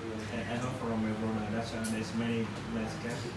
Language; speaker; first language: English; non-native, learner; Vietnamese